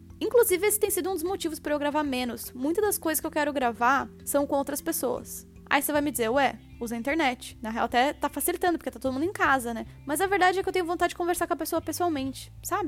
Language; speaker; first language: Portuguese; native; Portuguese